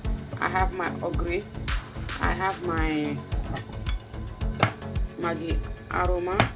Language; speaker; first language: English; non-native, local second language; Mandingo